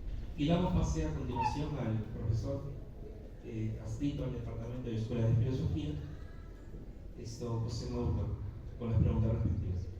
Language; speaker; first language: Spanish; native; Spanish